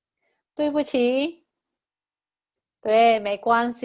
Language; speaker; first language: Chinese; non-native, fluent; Indonesian